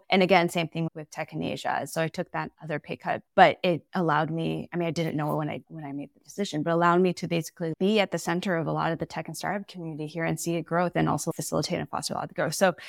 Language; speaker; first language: English; native; English